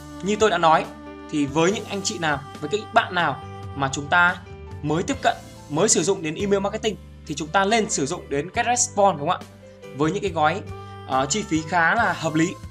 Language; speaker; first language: Vietnamese; native; Vietnamese